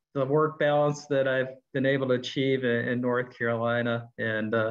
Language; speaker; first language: English; native; English